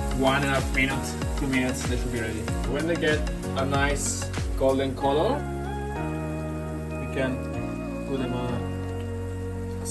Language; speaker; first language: English; non-native, fluent; Italian